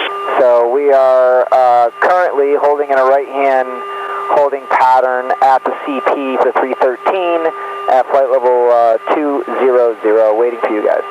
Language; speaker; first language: English; native; English